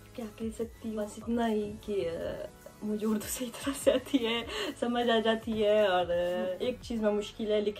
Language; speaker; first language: Urdu; early bilingual, heritage; Urdu